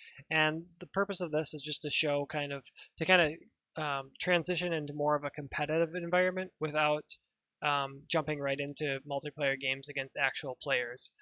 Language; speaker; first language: English; native; English